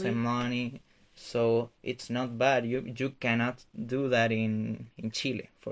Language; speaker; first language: English; non-native, fluent; Spanish